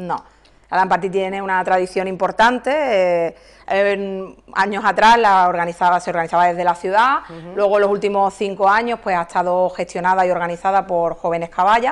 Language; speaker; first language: Spanish; native; Spanish